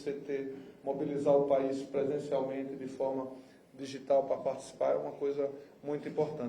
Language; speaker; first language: Portuguese; native; Portuguese